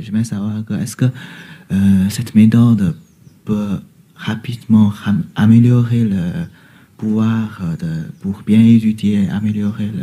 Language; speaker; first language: French; non-native, fluent; Chinese